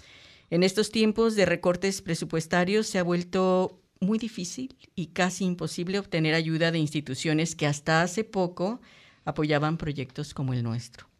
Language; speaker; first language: Spanish; native; Spanish